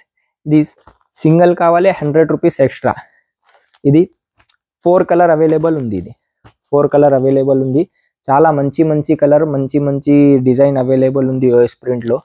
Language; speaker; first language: Telugu; non-native, local second language; Urdu